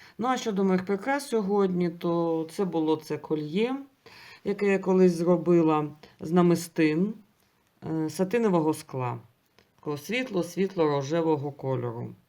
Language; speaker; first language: Ukrainian; non-native, local second language; Russian